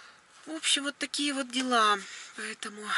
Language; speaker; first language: Russian; native; Russian